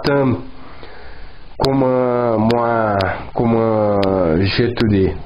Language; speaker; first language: French; non-native, learner; Portuguese